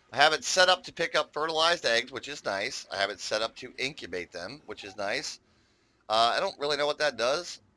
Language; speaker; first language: English; native; English